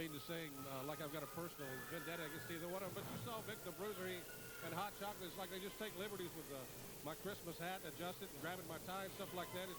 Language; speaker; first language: English; native; English